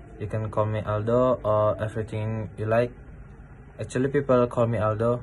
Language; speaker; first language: English; non-native, learner; Indonesian